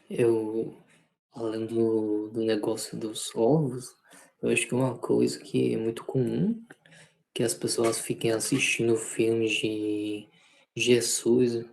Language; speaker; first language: Portuguese; non-native, fluent; Spanish